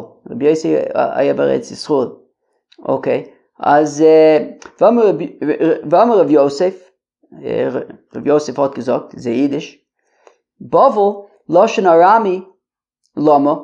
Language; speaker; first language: Hebrew; non-native, fluent; English